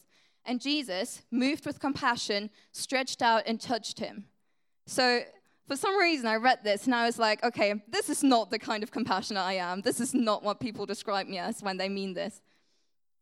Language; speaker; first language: English; non-native, fluent; German